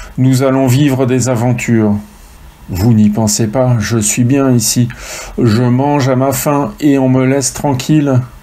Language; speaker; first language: French; native; French